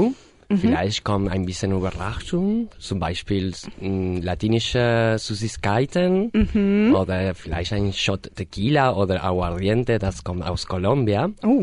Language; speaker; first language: German; non-native, learner; Spanish